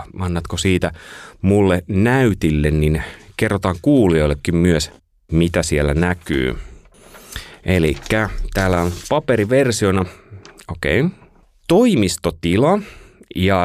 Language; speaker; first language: Finnish; native; Finnish